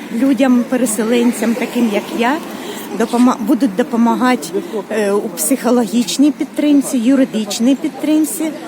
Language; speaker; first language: Ukrainian; non-native, local second language; Russian